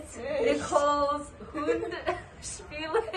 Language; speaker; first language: German; non-native, learner; English